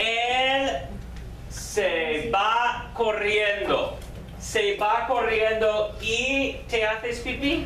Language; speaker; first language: Spanish; non-native, fluent; English